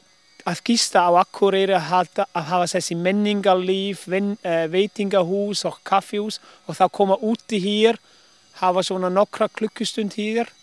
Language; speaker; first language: Icelandic; non-native, learner; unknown